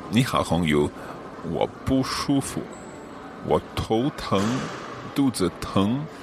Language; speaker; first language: Chinese; non-native, learner; English